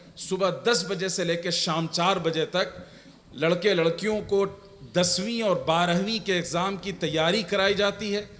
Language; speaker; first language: Urdu; native; Urdu